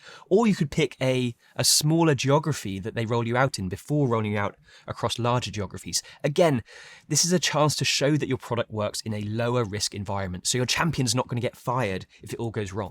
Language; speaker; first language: English; native; English